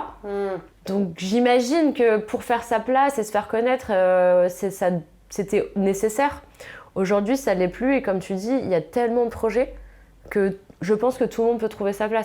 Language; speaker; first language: French; native; French